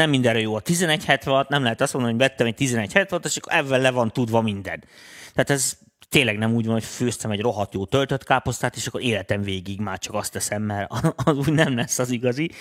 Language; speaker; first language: Hungarian; native; Hungarian